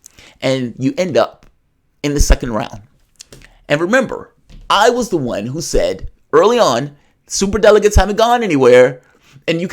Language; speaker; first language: English; native; English